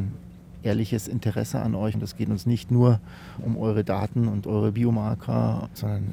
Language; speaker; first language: German; native; German